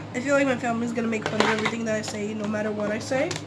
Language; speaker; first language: English; early bilingual, other home language; Spanish